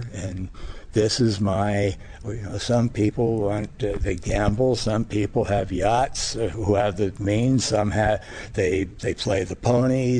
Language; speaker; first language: English; native; English